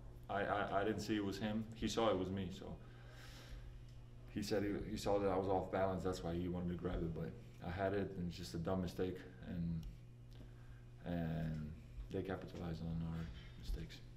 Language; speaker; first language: English; non-native, fluent; Latvian